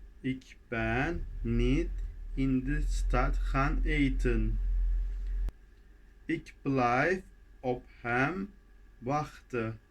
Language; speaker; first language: Dutch; non-native, fluent; Turkish